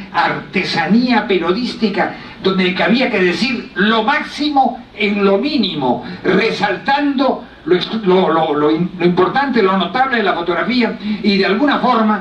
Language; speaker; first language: Spanish; native; Spanish